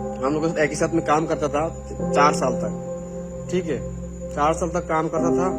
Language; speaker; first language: Hindi; non-native, fluent; Bangla